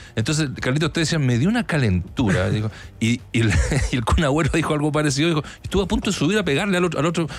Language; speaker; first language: Spanish; native; Spanish